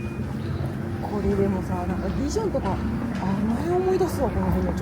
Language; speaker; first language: Japanese; native; Japanese